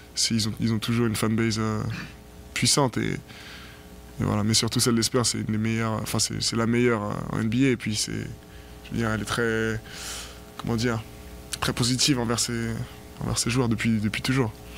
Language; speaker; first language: French; native; French